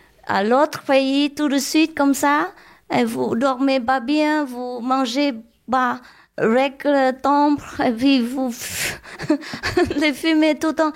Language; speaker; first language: French; non-native, learner; Chinese